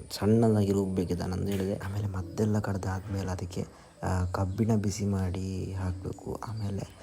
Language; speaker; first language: Kannada; non-native, local second language; Tulu